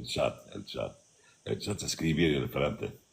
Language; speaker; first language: Spanish; non-native, learner; Arabic